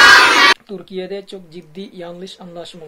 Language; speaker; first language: Turkish; non-native, fluent; Malayalam